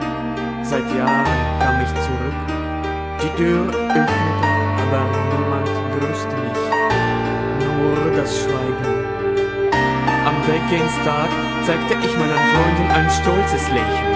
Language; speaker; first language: German; non-native, learner; Russian